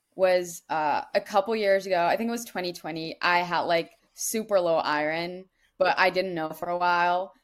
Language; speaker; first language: English; non-native, fluent; Dutch